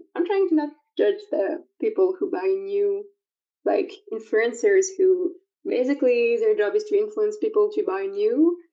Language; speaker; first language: English; non-native, fluent; French